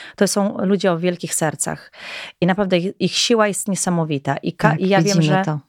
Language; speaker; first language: Polish; native; Polish